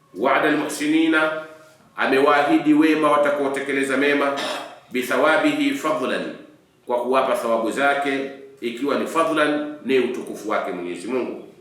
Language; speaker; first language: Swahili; native; Swahili